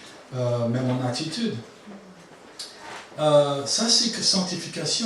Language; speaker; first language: French; non-native, fluent; English